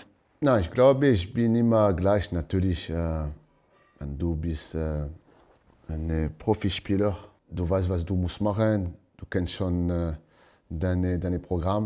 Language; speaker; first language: German; non-native, learner; French